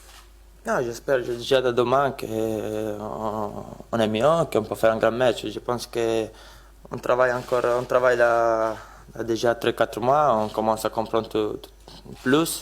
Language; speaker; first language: French; non-native, learner; Italian